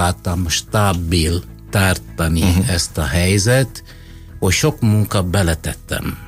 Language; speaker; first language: Hungarian; non-native, fluent; Italian